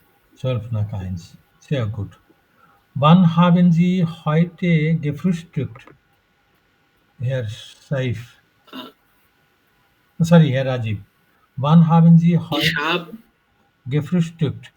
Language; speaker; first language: German; non-native, fluent; Bangla